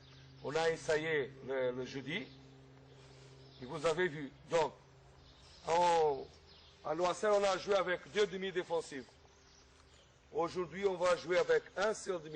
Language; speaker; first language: French; non-native, fluent; Portuguese